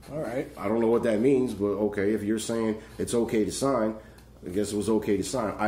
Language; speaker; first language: English; native; English